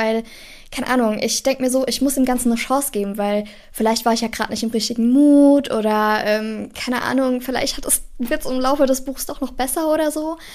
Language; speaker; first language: German; native; German